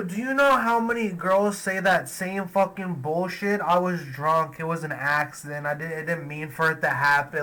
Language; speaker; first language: English; native; English